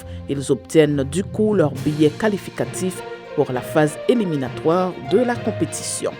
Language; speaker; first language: French; non-native, local second language; Haitian Creole